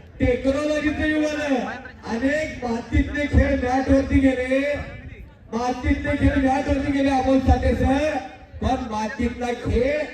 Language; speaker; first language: Marathi; native; Marathi